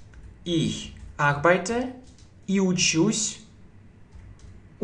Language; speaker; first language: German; non-native, fluent; Russian